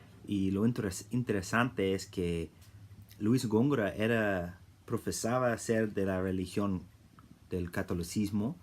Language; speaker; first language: Spanish; non-native, fluent; English